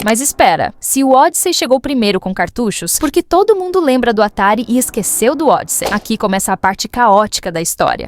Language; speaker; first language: Portuguese; native; Portuguese